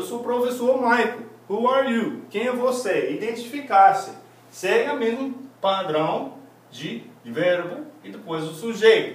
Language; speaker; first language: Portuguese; non-native, fluent; English